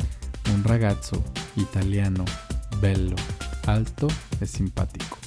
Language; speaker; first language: Italian; non-native, fluent; Spanish